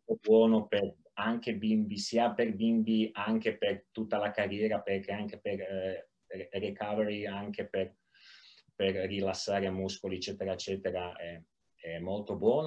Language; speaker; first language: Italian; non-native, learner; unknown